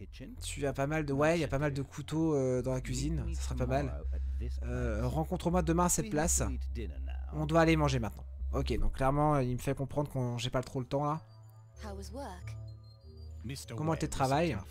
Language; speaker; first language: French; native; French